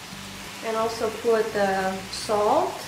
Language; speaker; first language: English; non-native, learner; Indonesian